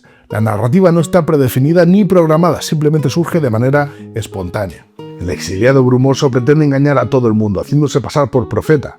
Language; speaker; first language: Spanish; native; Spanish